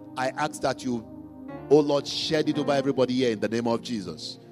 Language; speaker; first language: English; non-native, local second language; Igbo